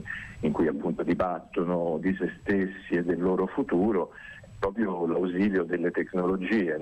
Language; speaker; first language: Italian; native; Italian